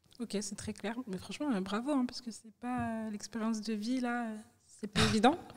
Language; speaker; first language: French; native; French